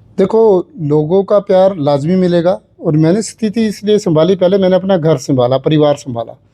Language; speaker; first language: Hindi; native; Hindi